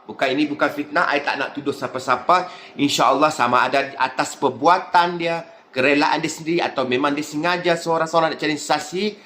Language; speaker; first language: Malay; native; Malay